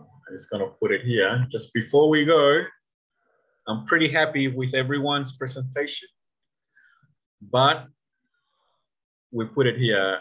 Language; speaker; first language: English; non-native, learner; Spanish